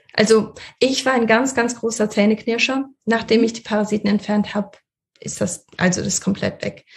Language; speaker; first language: German; early bilingual, other home language; Russian